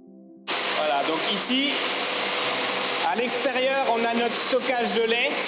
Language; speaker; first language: French; native; French